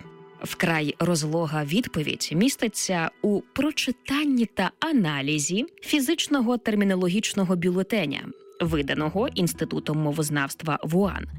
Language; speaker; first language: Ukrainian; native; Ukrainian